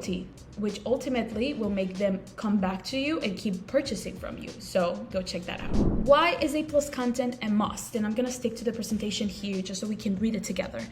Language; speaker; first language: English; non-native, local second language; Spanish